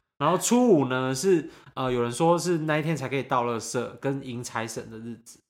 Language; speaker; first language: Chinese; native; Chinese